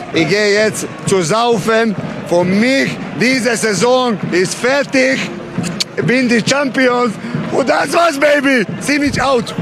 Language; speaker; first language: German; non-native, learner; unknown